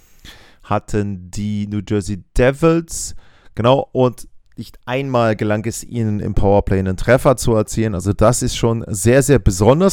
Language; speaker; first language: German; native; German